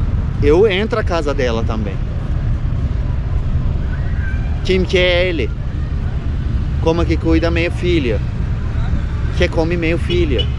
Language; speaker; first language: Portuguese; non-native, learner; Turkish